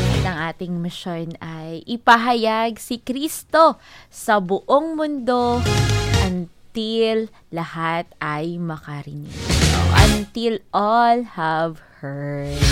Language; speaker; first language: Filipino; non-native, local second language; Hiligaynon